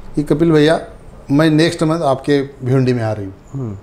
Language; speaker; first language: Hindi; non-native, local second language; Marathi